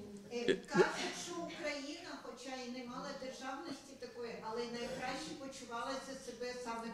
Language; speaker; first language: Ukrainian; native; Ukrainian